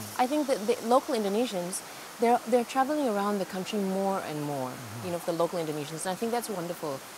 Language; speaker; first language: English; early bilingual, heritage; English